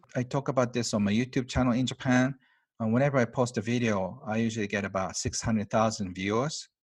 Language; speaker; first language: English; non-native, fluent; Japanese